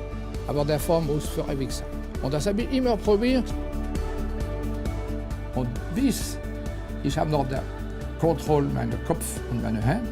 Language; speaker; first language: German; non-native, fluent; French